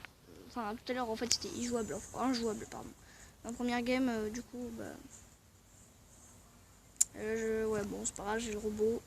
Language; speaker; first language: French; native; French